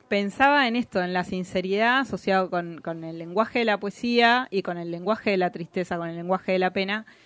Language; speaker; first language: Spanish; native; Spanish